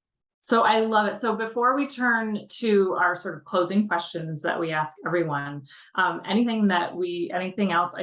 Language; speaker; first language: English; native; English